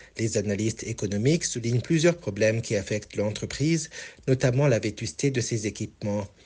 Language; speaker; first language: French; non-native, local second language; Rundi